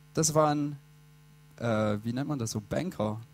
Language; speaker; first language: German; non-native, fluent; English